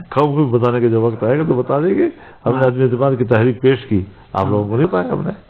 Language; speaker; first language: Urdu; non-native, local second language; Pashto